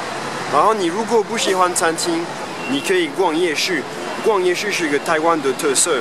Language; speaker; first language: Chinese; non-native, fluent; French